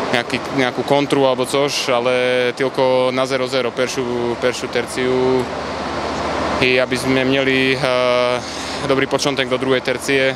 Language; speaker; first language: Polish; non-native, learner; Czech